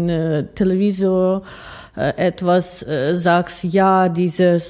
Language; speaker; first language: German; non-native, learner; Ukrainian